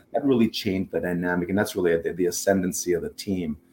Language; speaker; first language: English; non-native, fluent; German